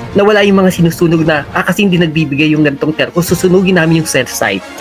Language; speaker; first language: Filipino; native; Filipino